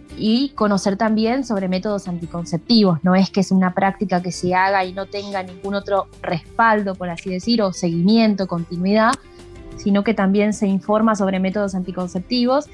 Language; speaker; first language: Spanish; native; Spanish